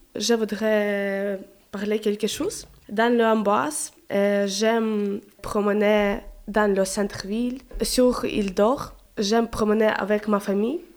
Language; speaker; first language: French; non-native, learner; Ukrainian